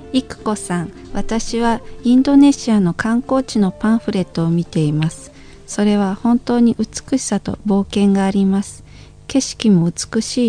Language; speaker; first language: Japanese; non-native, fluent; Indonesian